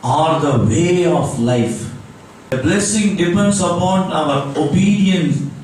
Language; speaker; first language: English; non-native, local second language; Tamil